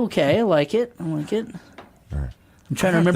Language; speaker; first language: English; native; English